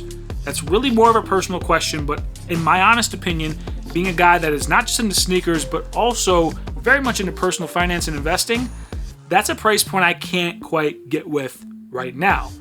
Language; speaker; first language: English; native; English